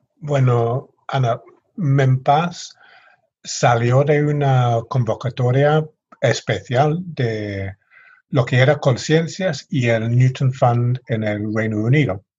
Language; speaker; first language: Spanish; non-native, fluent; English